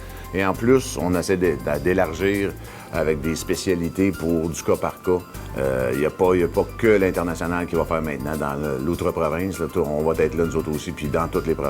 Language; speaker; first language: French; native; French